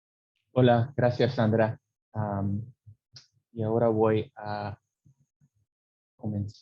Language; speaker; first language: Spanish; early bilingual, heritage; English